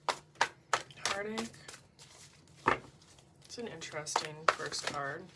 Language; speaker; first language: English; native; English